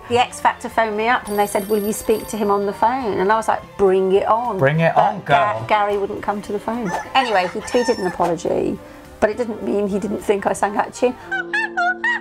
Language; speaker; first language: English; native; English